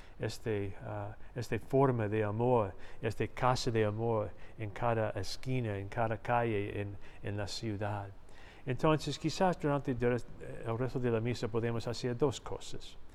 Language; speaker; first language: Spanish; non-native, learner; English